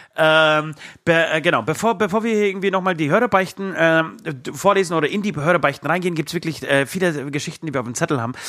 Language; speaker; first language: German; native; German